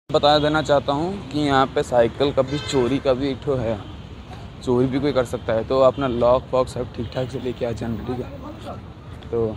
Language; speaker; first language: Hindi; non-native, local second language; Odia